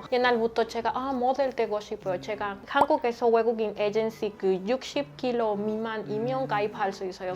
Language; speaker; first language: Korean; non-native, learner; Spanish